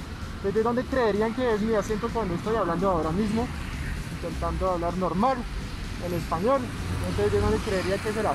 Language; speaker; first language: Spanish; non-native, fluent; French